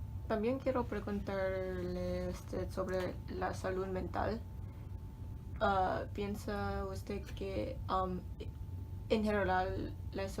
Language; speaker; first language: Spanish; non-native, learner; English